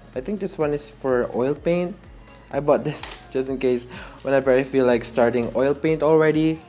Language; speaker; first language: English; non-native, local second language; Filipino